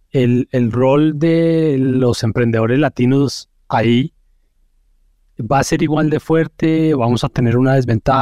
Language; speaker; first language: Spanish; native; Spanish